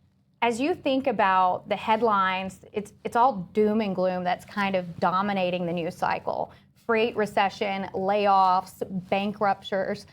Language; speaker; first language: English; native; English